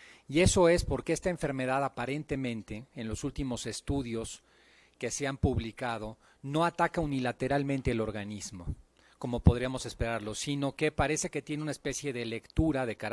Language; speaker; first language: Spanish; native; Spanish